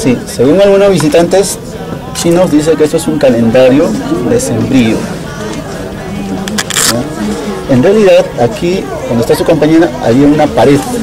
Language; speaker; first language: Spanish; native; Spanish